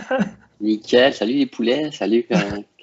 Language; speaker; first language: French; native; French